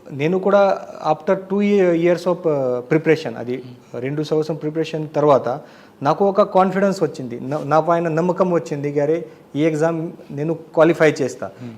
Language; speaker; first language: Telugu; non-native, learner; Marathi